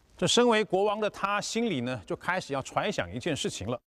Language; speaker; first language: Chinese; native; Chinese